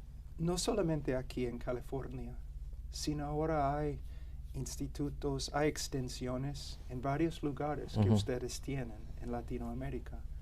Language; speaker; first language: Spanish; non-native, fluent; English